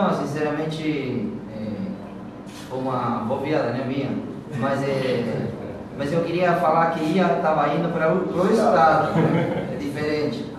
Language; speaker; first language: Portuguese; non-native, fluent; Spanish